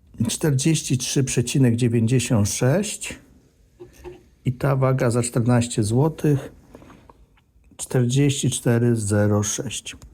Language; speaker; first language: Polish; native; Polish